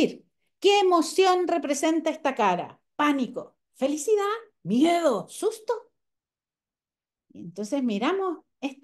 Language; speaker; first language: Spanish; native; Spanish